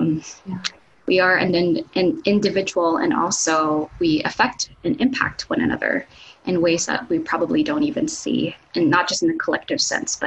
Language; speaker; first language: English; non-native, local second language; Filipino